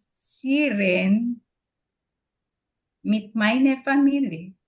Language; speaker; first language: German; non-native, learner; Filipino